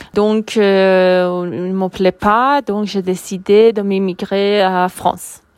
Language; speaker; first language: French; non-native, learner; Persian